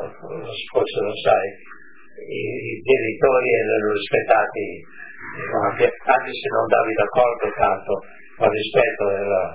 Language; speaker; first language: Italian; non-native, local second language; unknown